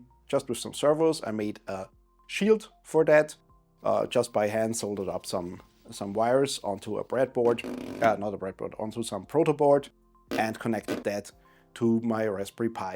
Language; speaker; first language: English; non-native, fluent; German